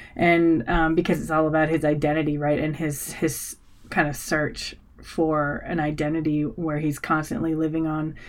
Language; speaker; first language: English; native; English